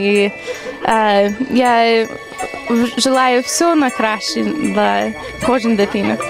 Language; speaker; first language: Ukrainian; non-native, learner; English